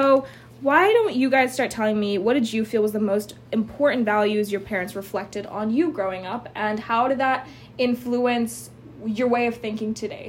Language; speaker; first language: English; native; English